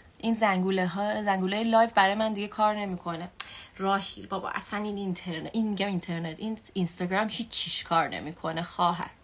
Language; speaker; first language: Persian; native; Persian